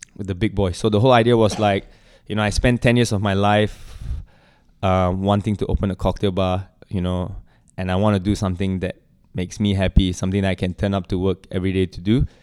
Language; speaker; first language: English; native; English